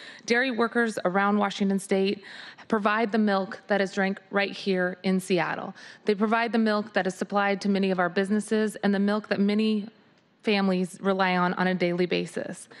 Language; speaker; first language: English; native; English